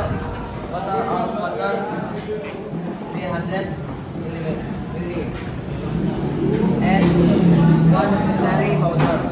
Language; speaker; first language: English; non-native, learner; Indonesian